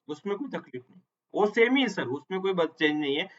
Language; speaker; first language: Hindi; non-native, local second language; Marathi